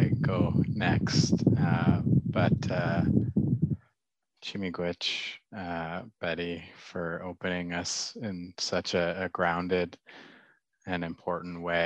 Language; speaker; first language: English; native; English